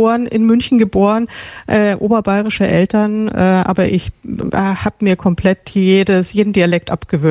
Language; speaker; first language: German; native; German